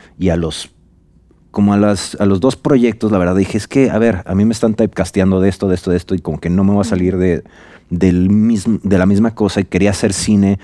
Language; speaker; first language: Spanish; native; Spanish